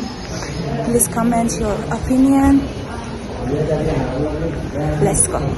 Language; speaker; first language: English; non-native, local second language; Persian